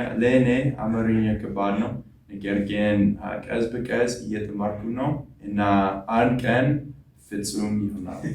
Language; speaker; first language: Amharic; non-native, learner; English